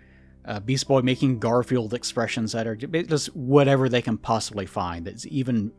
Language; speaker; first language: English; native; English